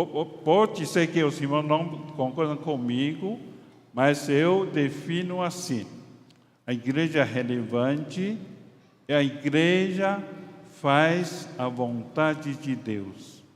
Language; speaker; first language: Portuguese; non-native, fluent; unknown